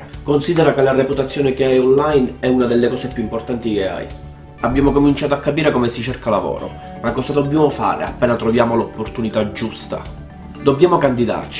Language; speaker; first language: Italian; native; Italian